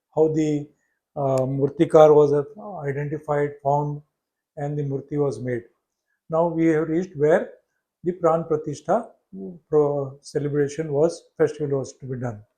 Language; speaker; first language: English; non-native, local second language; Marathi